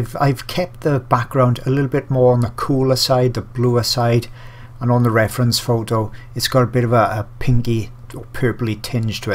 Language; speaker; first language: English; native; English